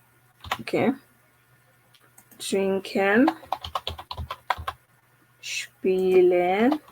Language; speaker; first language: German; non-native, fluent; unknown